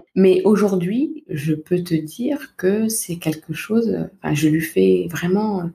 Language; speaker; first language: French; native; French